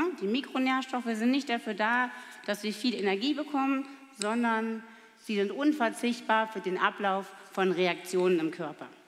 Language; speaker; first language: German; native; German